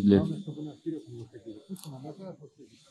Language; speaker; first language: Russian; native; Russian